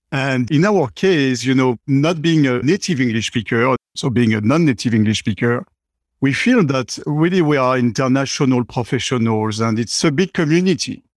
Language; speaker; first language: English; non-native, fluent; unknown